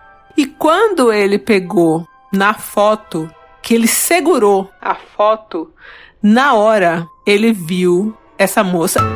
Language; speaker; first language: Portuguese; native; Portuguese